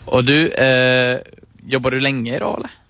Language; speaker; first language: Swedish; native; Swedish